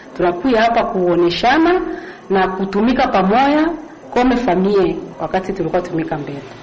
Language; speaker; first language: Swahili; non-native, local second language; Kinyarwanda